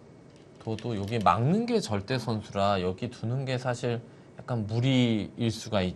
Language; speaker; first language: Korean; native; Korean